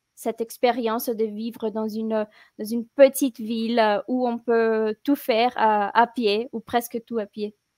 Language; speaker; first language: French; non-native, fluent; Portuguese